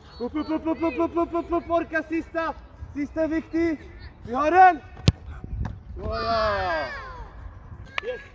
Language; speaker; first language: Swedish; non-native, fluent; Serbian